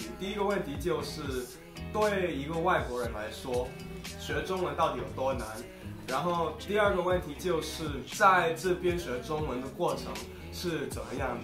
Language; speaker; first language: Chinese; non-native, fluent; English